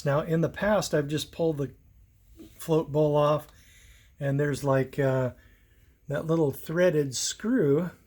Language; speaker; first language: English; native; English